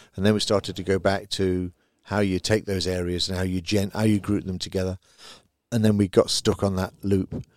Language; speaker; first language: English; native; English